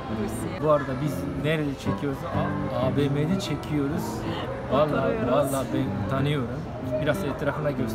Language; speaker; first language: Turkish; non-native, learner; Japanese